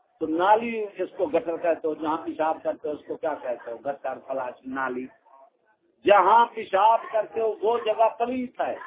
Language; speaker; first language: Urdu; non-native, local second language; Punjabi